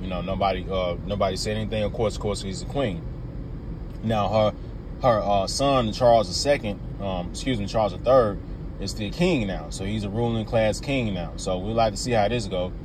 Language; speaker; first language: English; native; English